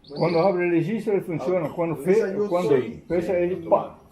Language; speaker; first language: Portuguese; non-native, fluent; Dutch